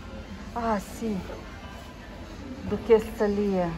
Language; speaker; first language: Italian; non-native, fluent; Russian